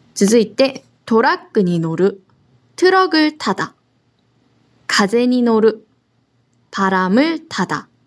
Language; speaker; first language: Japanese; non-native, fluent; Korean